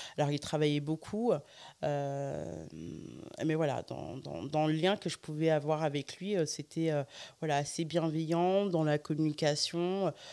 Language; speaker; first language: French; early bilingual, other home language; Fula